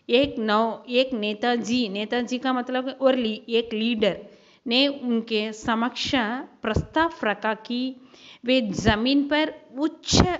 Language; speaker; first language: Hindi; non-native, local second language; Tamil